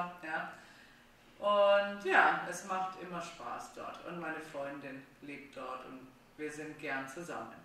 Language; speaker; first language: German; non-native, fluent; Italian